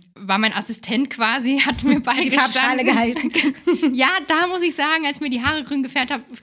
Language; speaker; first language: German; native; German